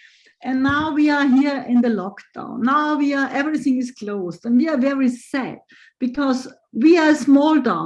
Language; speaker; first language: English; non-native, fluent; German